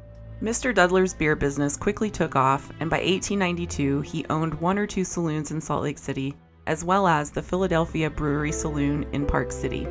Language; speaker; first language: English; native; English